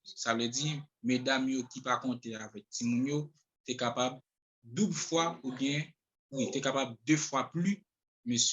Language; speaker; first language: French; non-native, local second language; Haitian Creole